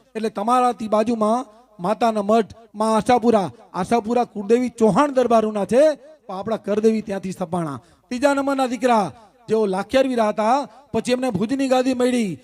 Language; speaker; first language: Gujarati; non-native, local second language; Kachhi